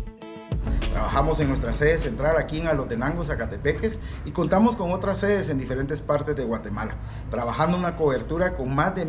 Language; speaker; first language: Spanish; native; Spanish